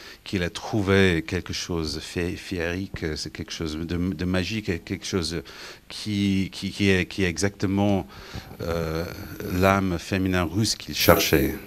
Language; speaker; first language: French; non-native, fluent; English